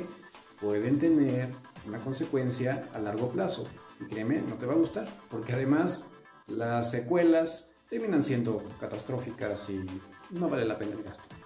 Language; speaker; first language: Spanish; native; Spanish